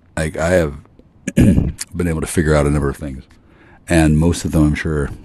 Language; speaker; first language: English; native; English